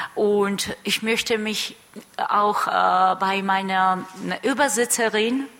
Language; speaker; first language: German; non-native, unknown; Georgian